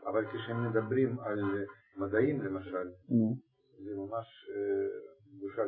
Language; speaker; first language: Hebrew; non-native, fluent; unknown